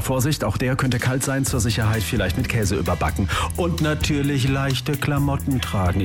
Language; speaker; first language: German; native; German